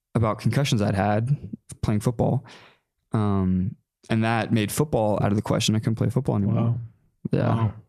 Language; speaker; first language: English; native; English